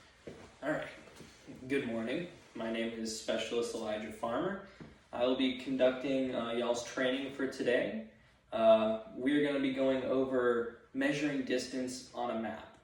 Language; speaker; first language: English; native; English